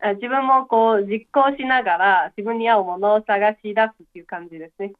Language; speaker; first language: Japanese; non-native, fluent; Chinese